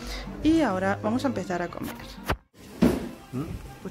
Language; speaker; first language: Spanish; non-native, fluent; Arabic